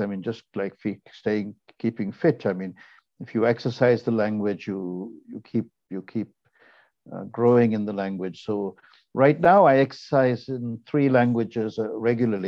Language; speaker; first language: English; non-native, local second language; Tamil